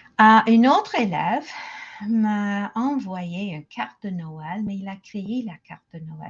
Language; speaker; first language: French; non-native, local second language; English